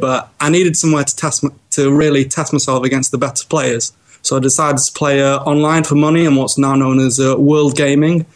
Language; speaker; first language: English; native; English